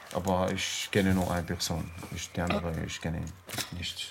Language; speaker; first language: German; non-native, learner; Arabic